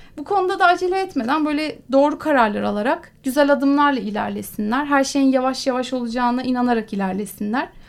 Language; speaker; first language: Turkish; native; Turkish